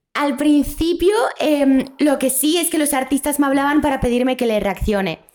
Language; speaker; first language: Spanish; early bilingual, other home language; Polish